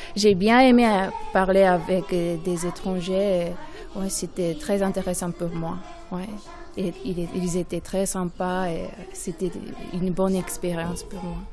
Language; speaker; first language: French; non-native, fluent; Japanese